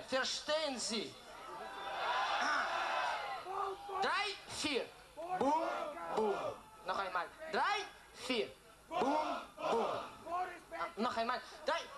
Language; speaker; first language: German; non-native, learner; Russian